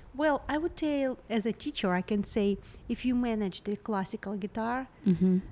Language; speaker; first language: English; non-native, fluent; Ukrainian